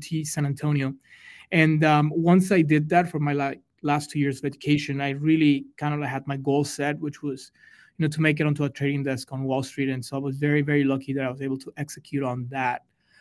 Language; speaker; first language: English; non-native, fluent; Spanish